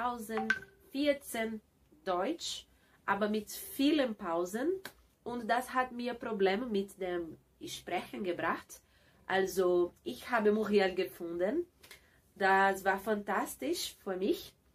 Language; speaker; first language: German; non-native, learner; Portuguese